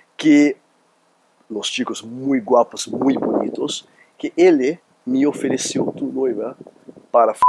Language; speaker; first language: Spanish; non-native, learner; Portuguese